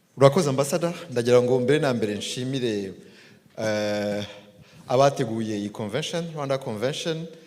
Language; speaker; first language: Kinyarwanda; native; Kinyarwanda